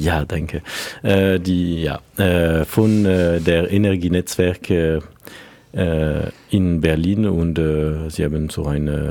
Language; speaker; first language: German; non-native, fluent; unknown